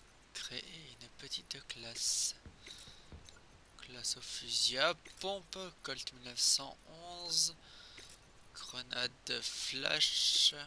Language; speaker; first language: French; native; French